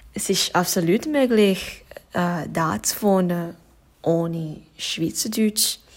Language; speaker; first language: Swiss German; non-native, fluent; English